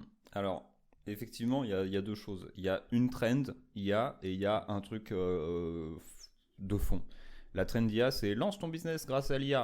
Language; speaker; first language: French; native; French